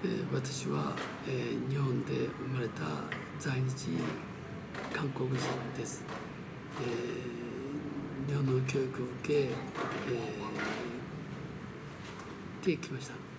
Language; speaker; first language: Japanese; early bilingual, other home language; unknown